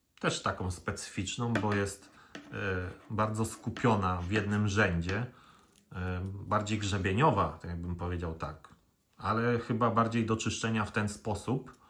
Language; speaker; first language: Polish; native; Polish